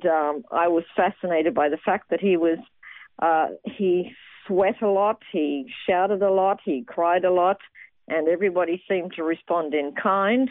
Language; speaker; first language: English; native; English